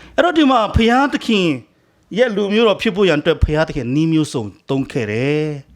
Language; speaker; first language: Burmese; non-native, local second language; Hakha Chin